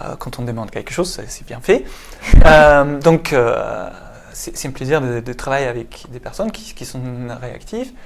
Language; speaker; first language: French; non-native, fluent; German